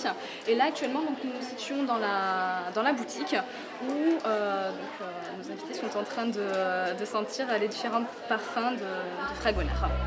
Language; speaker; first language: French; native; French